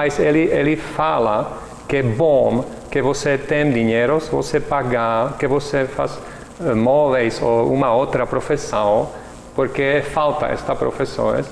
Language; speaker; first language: Portuguese; non-native, learner; Czech